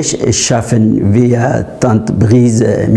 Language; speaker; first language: German; non-native, learner; Arabic